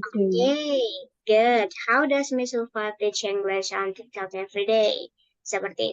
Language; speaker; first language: English; non-native, fluent; Indonesian